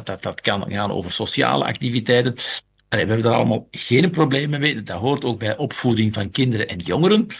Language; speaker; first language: Dutch; native; Dutch